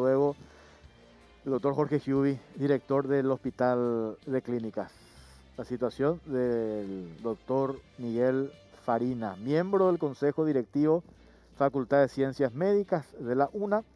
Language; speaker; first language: Spanish; native; Spanish